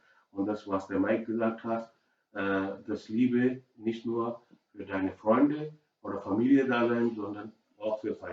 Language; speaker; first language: German; non-native, learner; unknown